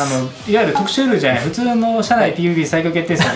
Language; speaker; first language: Japanese; native; Japanese